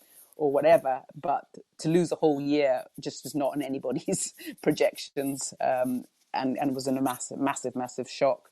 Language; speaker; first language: English; native; English